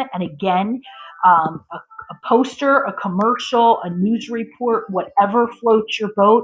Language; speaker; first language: English; native; English